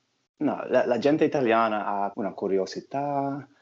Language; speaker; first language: Italian; non-native, fluent; English